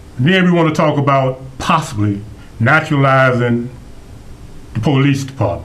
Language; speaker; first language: English; native; English